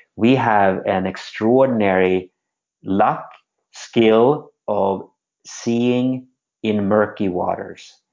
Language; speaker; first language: English; non-native, fluent; Swedish